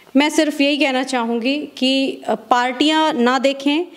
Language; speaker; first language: Hindi; native; Hindi